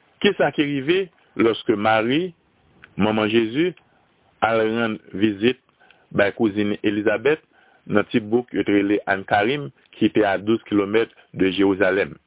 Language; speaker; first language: French; non-native, local second language; Haitian Creole